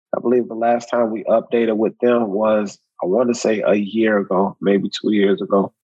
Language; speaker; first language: English; native; English